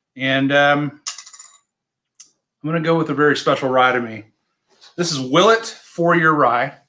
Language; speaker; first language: English; native; English